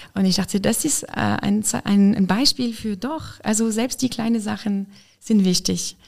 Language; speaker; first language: German; non-native, fluent; French